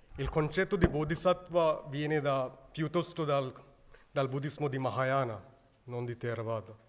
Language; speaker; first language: Italian; non-native, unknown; Sinhala